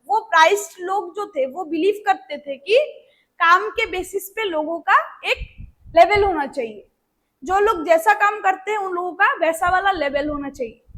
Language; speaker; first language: Hindi; non-native, local second language; Bangla